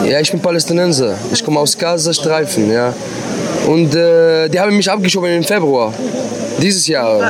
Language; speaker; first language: German; non-native, learner; Arabic